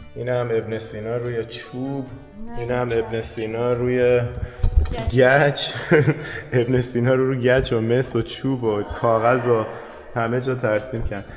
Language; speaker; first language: Persian; native; Persian